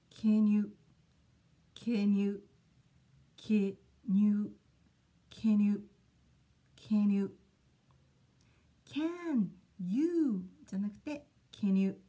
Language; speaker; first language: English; non-native, fluent; Japanese